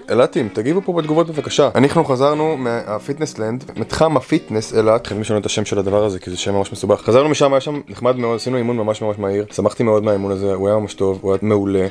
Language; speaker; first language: Hebrew; native; Hebrew